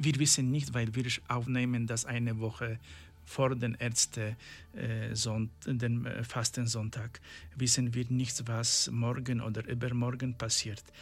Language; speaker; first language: German; non-native, learner; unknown